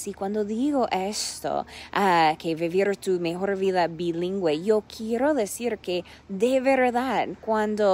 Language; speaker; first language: Spanish; non-native, fluent; English